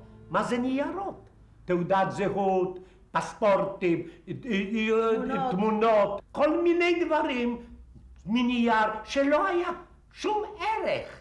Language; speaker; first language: Hebrew; non-native, fluent; Polish